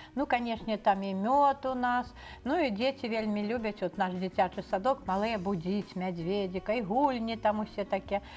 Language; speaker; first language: Belarusian; non-native, local second language; Russian